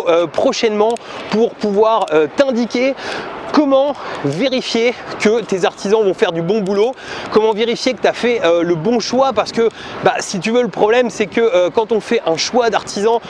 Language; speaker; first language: French; native; French